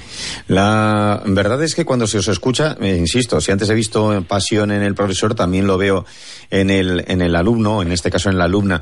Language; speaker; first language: Spanish; native; Spanish